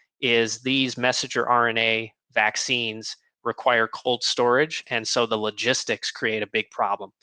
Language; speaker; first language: English; native; English